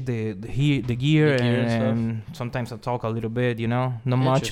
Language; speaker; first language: English; non-native, fluent; Spanish